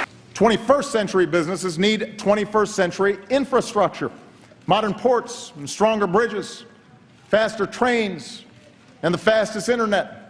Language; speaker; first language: English; native; English